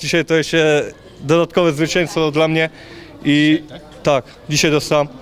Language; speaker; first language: Polish; early bilingual, heritage; Polish